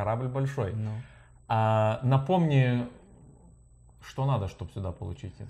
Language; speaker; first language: Russian; non-native, learner; Lithuanian